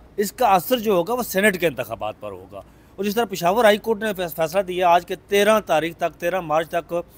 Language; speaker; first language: Urdu; native; Urdu